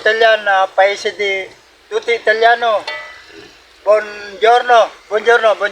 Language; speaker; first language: Italian; non-native, learner; Filipino